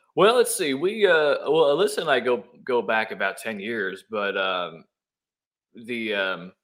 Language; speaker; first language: English; native; English